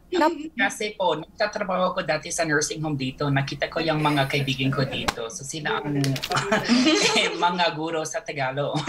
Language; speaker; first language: Filipino; non-native, learner; English